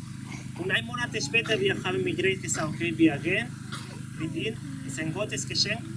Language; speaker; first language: German; non-native, learner; Spanish